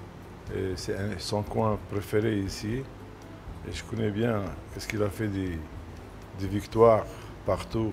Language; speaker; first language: French; non-native, learner; Arabic